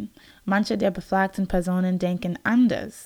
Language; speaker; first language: German; non-native, learner; English